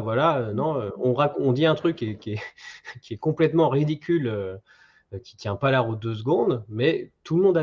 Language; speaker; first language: French; native; French